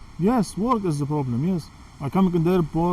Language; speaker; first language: English; non-native, learner; Arabic